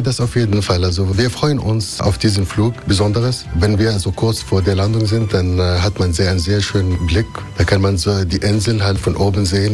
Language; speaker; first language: German; non-native, fluent; Arabic